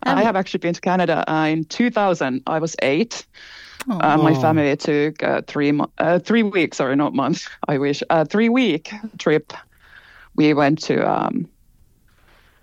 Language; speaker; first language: English; non-native, fluent; Finnish